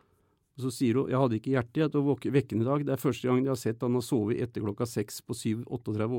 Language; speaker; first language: Norwegian; native; Norwegian